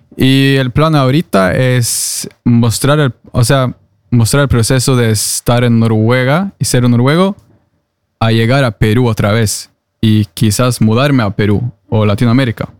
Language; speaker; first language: Spanish; non-native, fluent; Norwegian